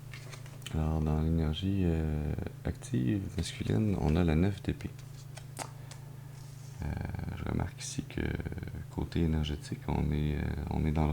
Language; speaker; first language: French; native; French